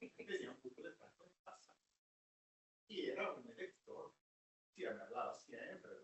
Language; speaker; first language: Spanish; non-native, fluent; Italian